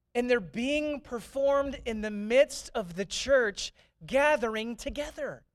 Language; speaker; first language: English; native; English